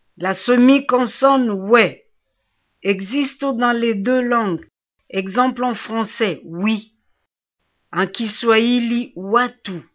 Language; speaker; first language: French; non-native, local second language; Swahili